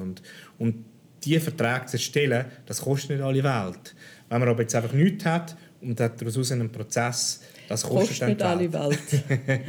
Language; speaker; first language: German; native; German